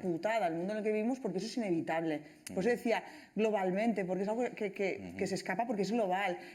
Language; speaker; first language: Spanish; non-native, local second language; Catalan